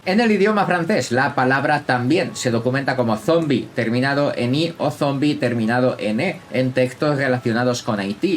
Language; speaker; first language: Spanish; native; Spanish